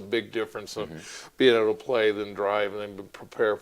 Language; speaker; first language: English; native; English